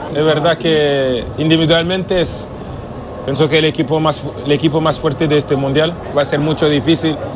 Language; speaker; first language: Spanish; non-native, fluent; French